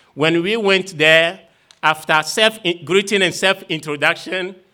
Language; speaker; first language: English; non-native, fluent; Ewe